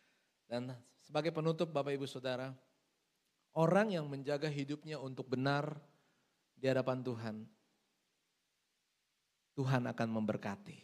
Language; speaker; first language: Indonesian; native; Indonesian